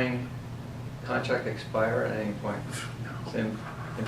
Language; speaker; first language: English; native; English